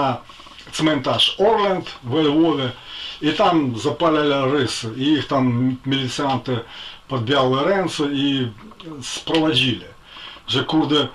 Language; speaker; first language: Polish; non-native, fluent; Ukrainian